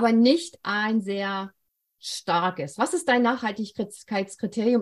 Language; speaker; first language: German; native; German